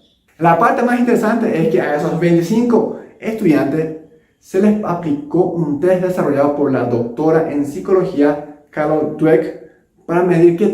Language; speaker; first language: Spanish; non-native, local second language; Japanese